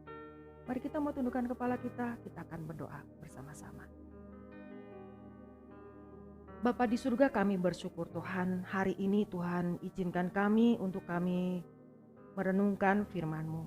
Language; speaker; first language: Indonesian; native; Indonesian